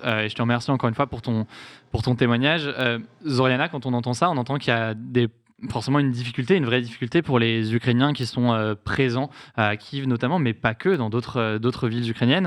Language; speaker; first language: French; native; French